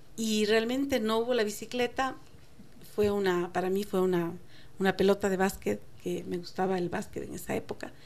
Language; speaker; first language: Spanish; native; Spanish